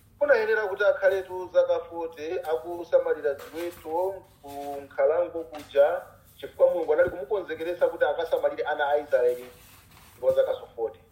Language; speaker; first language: Nyanja; non-native, local second language; Tumbuka